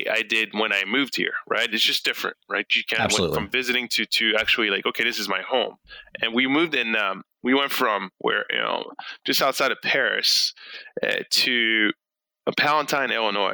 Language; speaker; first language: English; early bilingual, other home language; French